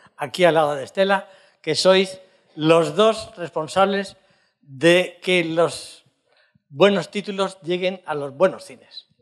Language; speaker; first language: Spanish; native; Spanish